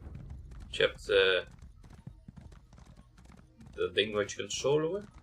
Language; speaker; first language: Dutch; native; Dutch